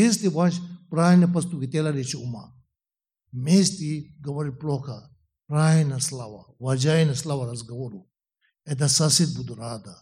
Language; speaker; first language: Russian; non-native, learner; Tibetan